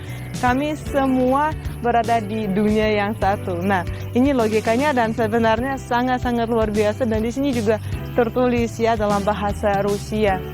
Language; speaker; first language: Indonesian; non-native, fluent; Russian